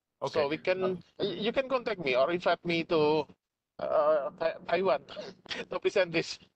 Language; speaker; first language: English; non-native, fluent; Indonesian